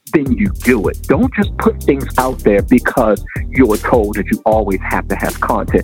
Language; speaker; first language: English; native; English